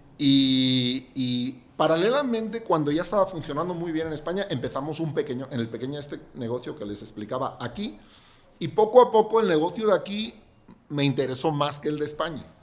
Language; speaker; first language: Spanish; non-native, local second language; Catalan